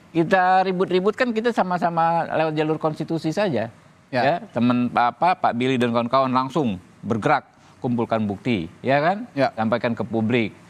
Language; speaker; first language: Indonesian; native; Indonesian